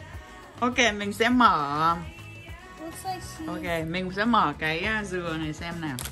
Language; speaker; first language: Vietnamese; early bilingual, heritage; Vietnamese